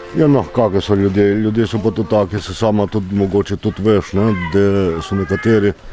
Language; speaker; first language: Slovenian; non-native, local second language; Romany